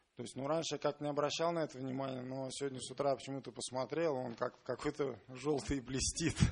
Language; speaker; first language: Russian; native; Russian